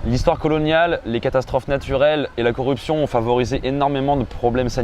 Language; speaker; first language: French; native; French